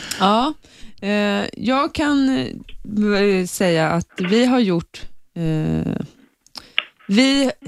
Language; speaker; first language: Swedish; native; Swedish